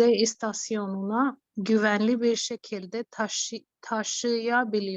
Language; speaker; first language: Turkish; non-native, learner; Urdu